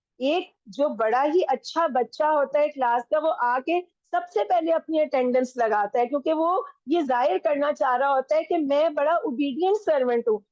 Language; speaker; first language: Urdu; non-native, local second language; Punjabi